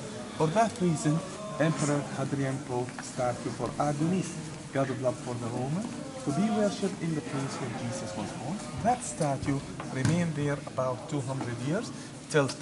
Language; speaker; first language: English; non-native, fluent; Arabic